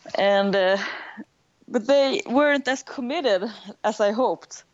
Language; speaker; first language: English; non-native, fluent; Swedish